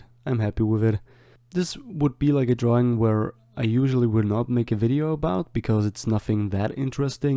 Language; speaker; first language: English; non-native, fluent; German